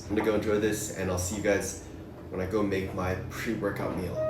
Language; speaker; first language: English; native; English